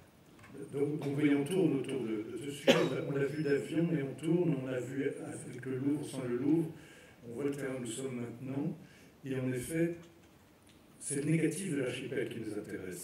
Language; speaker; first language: French; native; French